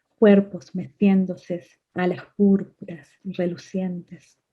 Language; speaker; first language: Spanish; native; Spanish